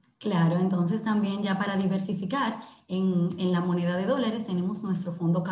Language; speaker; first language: Spanish; native; Spanish